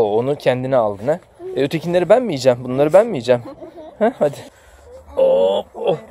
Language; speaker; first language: Turkish; native; Turkish